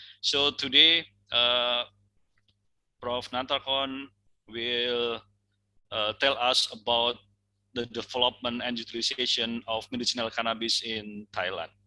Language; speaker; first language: English; non-native, fluent; Indonesian